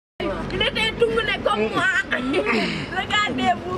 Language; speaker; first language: French; non-native, learner; Wolof